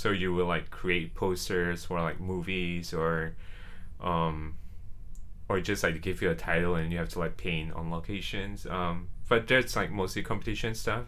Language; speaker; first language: English; non-native, local second language; Chinese